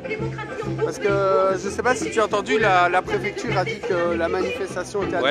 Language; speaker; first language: French; native; French